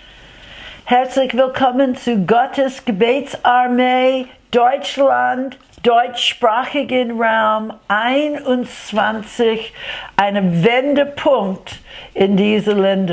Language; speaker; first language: German; non-native, fluent; English